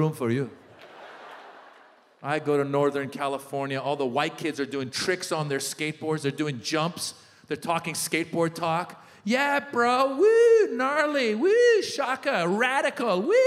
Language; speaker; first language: English; native; English